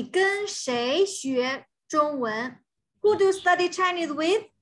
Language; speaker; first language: English; non-native, fluent; Chinese